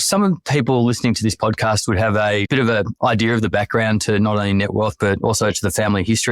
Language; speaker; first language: English; native; English